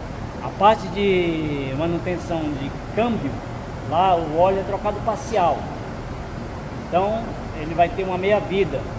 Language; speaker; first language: Portuguese; native; Portuguese